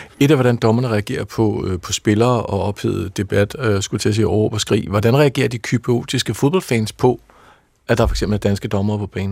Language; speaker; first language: Danish; native; Danish